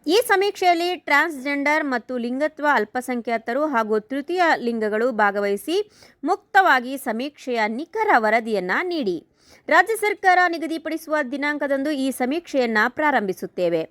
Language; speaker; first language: Kannada; native; Kannada